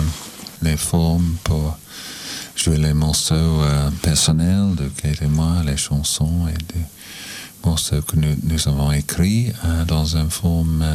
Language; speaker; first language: French; non-native, learner; English